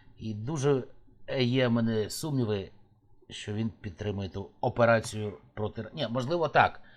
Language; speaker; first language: Ukrainian; native; Ukrainian